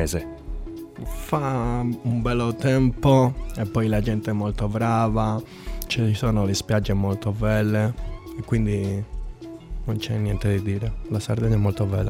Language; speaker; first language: Italian; non-native, learner; Spanish